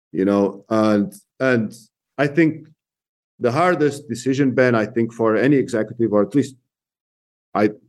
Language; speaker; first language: English; non-native, fluent; Portuguese